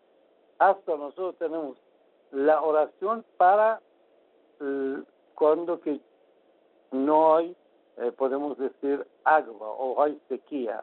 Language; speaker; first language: Spanish; non-native, fluent; Persian